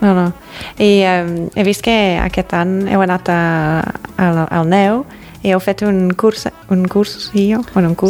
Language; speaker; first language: Catalan; non-native, fluent; English